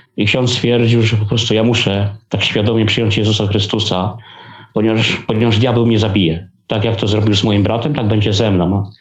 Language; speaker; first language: Polish; native; Polish